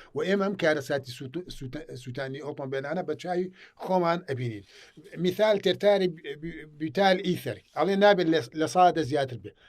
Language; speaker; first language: Central Kurdish; native; Central Kurdish